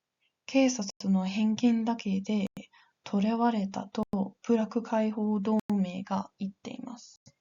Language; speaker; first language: Japanese; non-native, learner; English